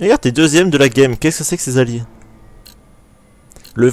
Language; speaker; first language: French; native; French